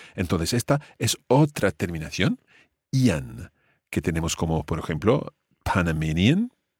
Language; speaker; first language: Spanish; non-native, fluent; English